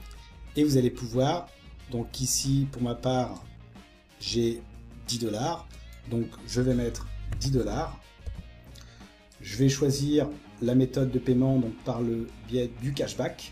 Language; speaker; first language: French; native; French